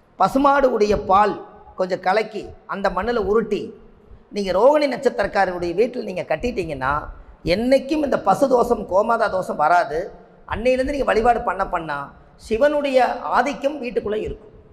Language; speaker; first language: Tamil; native; Tamil